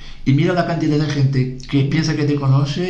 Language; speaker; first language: Spanish; non-native, fluent; Portuguese